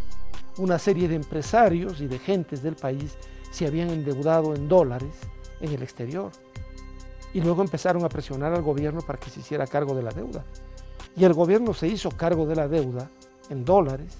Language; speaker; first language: Spanish; native; Spanish